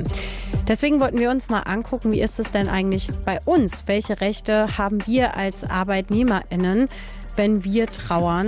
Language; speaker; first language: German; native; German